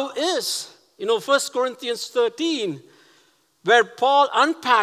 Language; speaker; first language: English; non-native, local second language; Tamil